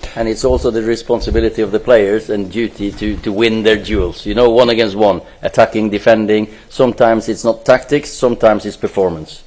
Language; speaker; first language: English; non-native, fluent; Norwegian